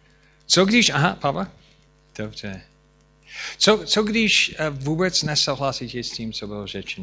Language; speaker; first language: Czech; non-native, fluent; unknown